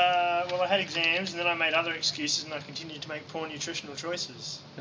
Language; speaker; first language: English; native; English